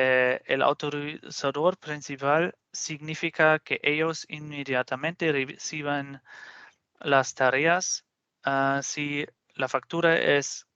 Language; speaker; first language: Spanish; non-native, fluent; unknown